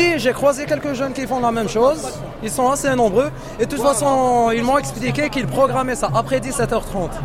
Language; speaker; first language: French; non-native, local second language; Arabic